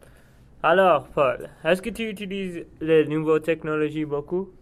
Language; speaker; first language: French; non-native, learner; English